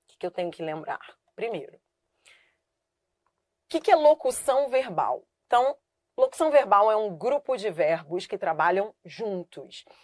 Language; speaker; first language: Portuguese; native; Portuguese